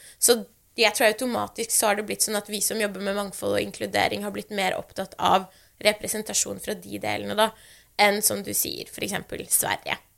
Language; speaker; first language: Norwegian; early bilingual, other home language; Persian